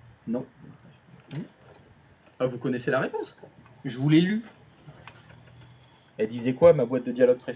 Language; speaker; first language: French; native; French